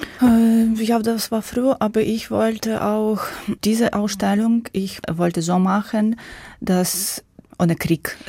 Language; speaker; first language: German; non-native, learner; Ukrainian